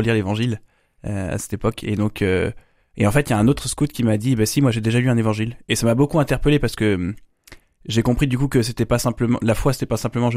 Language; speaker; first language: French; native; French